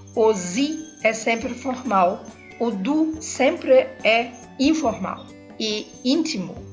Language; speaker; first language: Portuguese; non-native, fluent; German